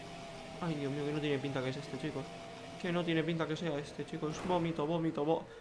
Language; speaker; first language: Spanish; native; Spanish